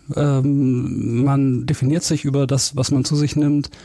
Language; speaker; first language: German; native; German